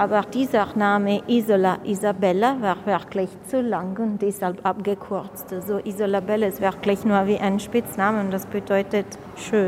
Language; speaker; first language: German; non-native, fluent; Italian